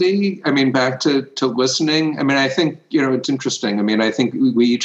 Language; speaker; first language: English; native; English